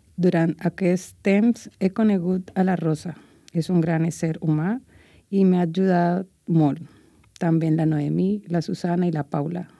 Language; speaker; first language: Catalan; non-native, learner; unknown